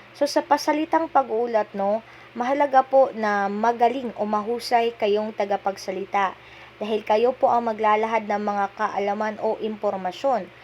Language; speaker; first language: Filipino; non-native, local second language; Cebuano